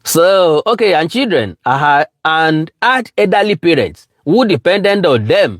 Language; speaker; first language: English; non-native, local second language; Yoruba